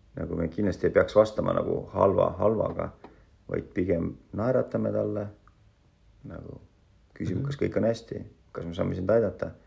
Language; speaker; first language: Estonian; non-native, local second language; Russian